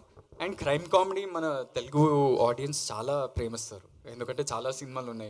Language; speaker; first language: Telugu; native; Telugu